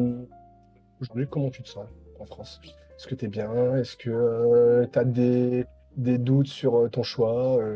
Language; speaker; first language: French; native; French